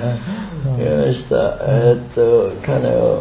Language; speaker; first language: Japanese; non-native, learner; Burmese